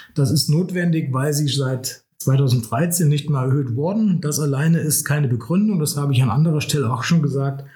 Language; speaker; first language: German; native; German